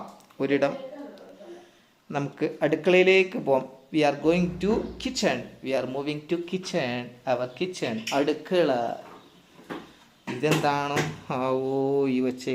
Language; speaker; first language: Malayalam; native; Malayalam